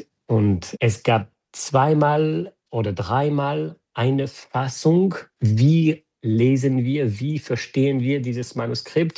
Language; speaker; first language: German; non-native, fluent; French